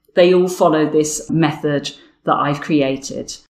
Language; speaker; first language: English; native; English